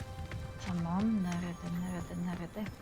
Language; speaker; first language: Turkish; non-native, learner; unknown